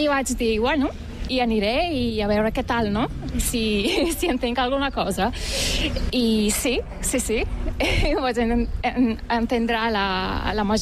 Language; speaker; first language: Catalan; non-native, fluent; Turkish